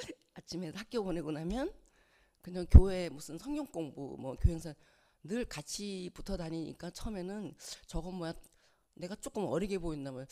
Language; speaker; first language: Korean; native; Korean